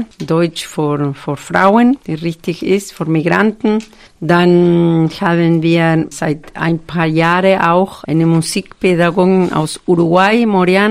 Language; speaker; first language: German; non-native, fluent; Spanish